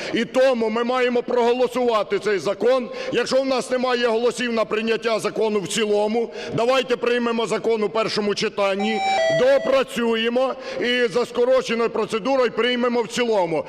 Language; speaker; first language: Ukrainian; native; Ukrainian